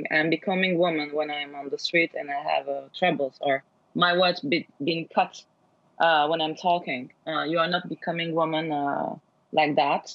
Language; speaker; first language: English; non-native, learner; Turkish